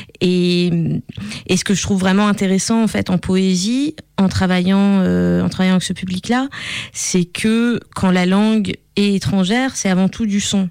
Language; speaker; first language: French; non-native, fluent; Russian